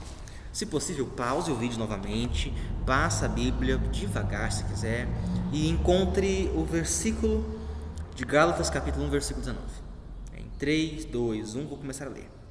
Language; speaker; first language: Portuguese; native; Portuguese